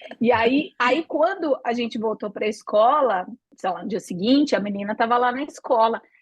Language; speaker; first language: Portuguese; native; Portuguese